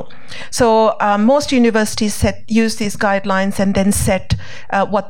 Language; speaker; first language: English; non-native, local second language; Sinhala